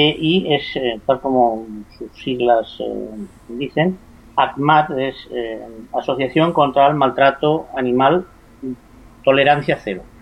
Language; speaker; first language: Spanish; native; Spanish